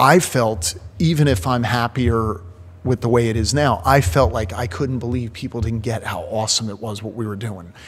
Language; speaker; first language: English; native; English